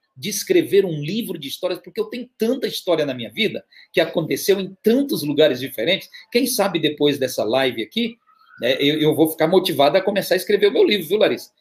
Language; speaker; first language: Portuguese; native; Portuguese